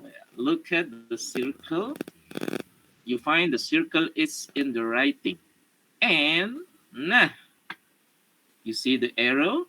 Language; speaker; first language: English; non-native, learner; Indonesian